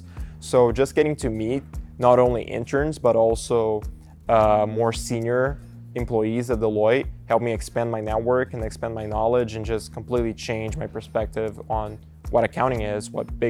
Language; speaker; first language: English; non-native, fluent; Portuguese